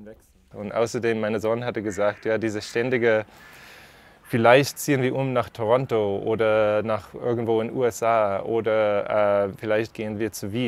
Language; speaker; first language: German; non-native, fluent; English